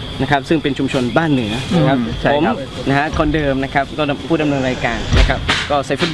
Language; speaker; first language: Thai; native; Thai